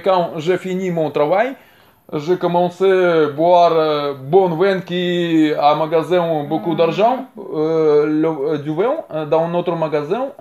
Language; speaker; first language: French; non-native, learner; Russian